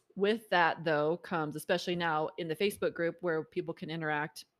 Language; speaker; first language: English; native; English